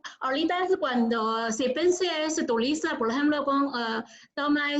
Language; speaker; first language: Spanish; non-native, learner; Chinese